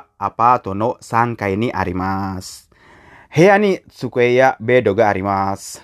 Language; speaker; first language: Japanese; non-native, learner; Indonesian